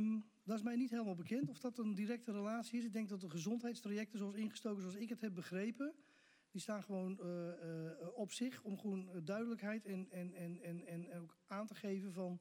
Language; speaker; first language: Dutch; native; Dutch